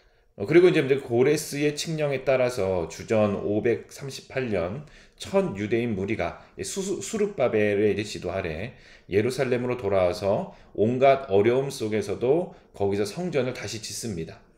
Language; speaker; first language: Korean; native; Korean